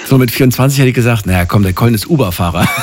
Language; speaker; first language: German; native; German